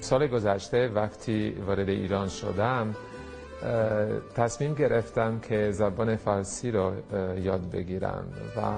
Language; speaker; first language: Persian; non-native, fluent; Italian